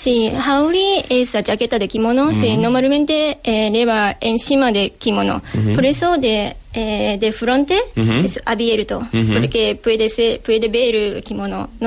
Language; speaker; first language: Spanish; non-native, learner; Japanese